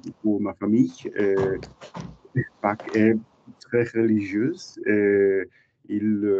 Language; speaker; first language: French; non-native, learner; English